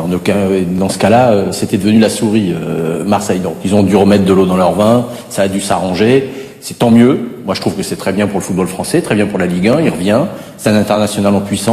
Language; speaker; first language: French; native; French